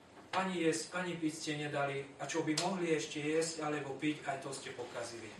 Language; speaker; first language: Slovak; non-native, learner; Hungarian